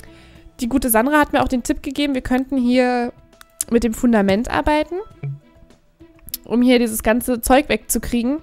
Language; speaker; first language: German; native; German